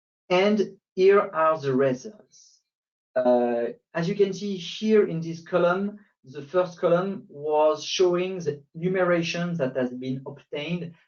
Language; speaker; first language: English; non-native, fluent; French